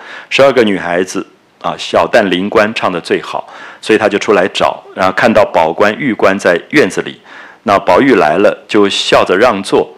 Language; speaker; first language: Chinese; native; Chinese